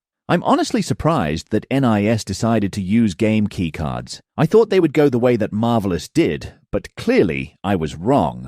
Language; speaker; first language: English; native; English